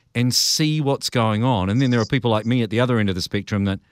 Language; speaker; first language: English; native; English